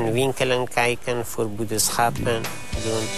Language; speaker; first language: Dutch; non-native, learner; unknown